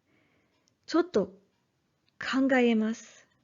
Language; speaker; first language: Japanese; non-native, learner; English